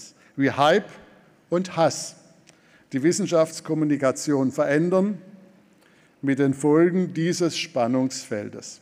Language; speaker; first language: German; native; German